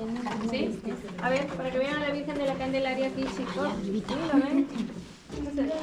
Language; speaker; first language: Spanish; native; Spanish